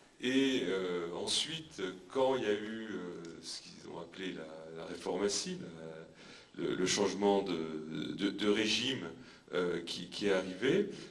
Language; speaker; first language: French; native; French